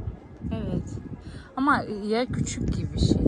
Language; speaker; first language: Turkish; non-native, fluent; Albanian